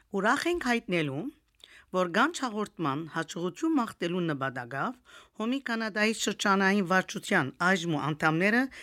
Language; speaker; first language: Armenian; early bilingual, heritage; Armenian